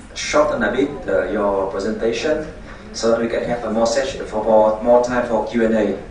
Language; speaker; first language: English; non-native, fluent; Vietnamese